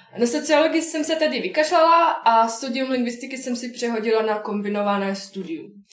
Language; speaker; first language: Czech; non-native, fluent; Bosnian